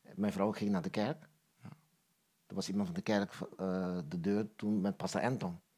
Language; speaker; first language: Dutch; non-native, local second language; Papiamento